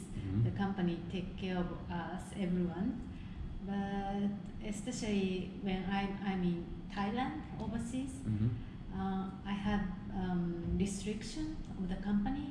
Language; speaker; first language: English; non-native, fluent; Japanese